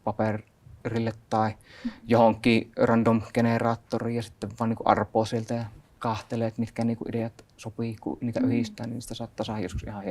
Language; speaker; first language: Finnish; native; Finnish